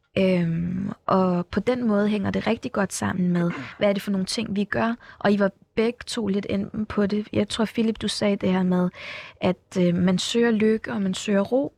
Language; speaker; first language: Danish; early bilingual, other home language; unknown